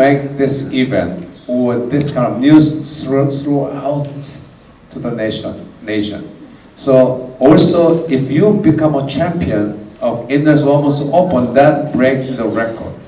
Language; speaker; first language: English; non-native, fluent; Korean